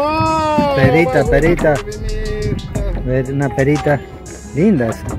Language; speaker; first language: Spanish; native; Spanish